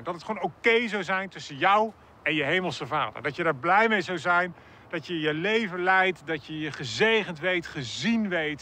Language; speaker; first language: Dutch; native; Dutch